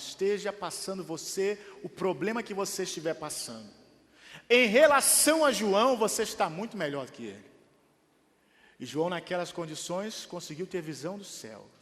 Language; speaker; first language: Portuguese; native; Portuguese